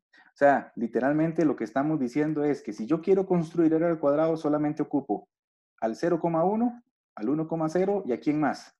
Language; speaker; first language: Spanish; native; Spanish